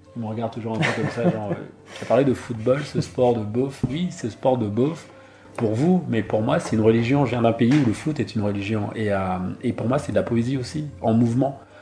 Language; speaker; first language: French; non-native, local second language; Duala